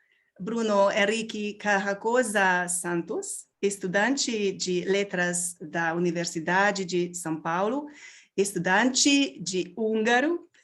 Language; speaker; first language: Portuguese; non-native, learner; Hungarian